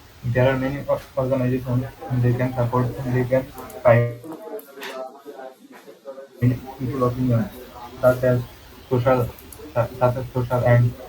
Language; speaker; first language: English; non-native, learner; Bangla